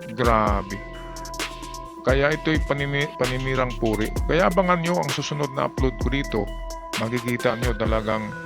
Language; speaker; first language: Filipino; native; Filipino